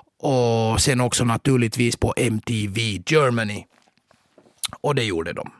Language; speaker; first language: Swedish; native; Swedish